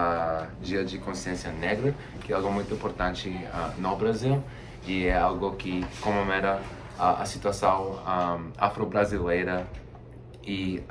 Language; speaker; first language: Portuguese; non-native, fluent; Spanish